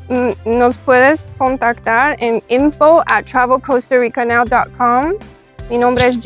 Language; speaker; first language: Spanish; non-native, learner; English